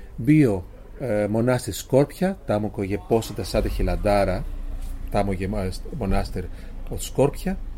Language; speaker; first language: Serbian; non-native, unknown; Greek